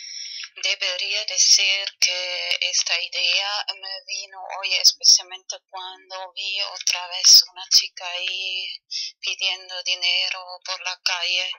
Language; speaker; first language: Spanish; non-native, fluent; German